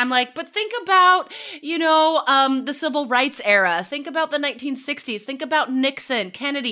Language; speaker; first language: English; native; English